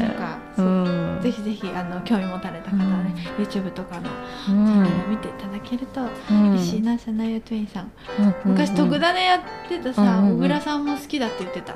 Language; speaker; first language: Japanese; native; Japanese